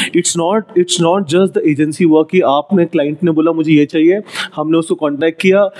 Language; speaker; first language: Hindi; native; Hindi